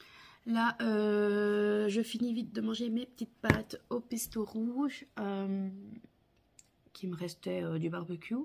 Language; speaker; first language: French; native; French